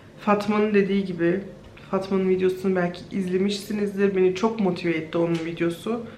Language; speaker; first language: Turkish; early bilingual, heritage; Turkish